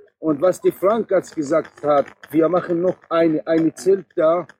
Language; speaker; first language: German; non-native, learner; Arabic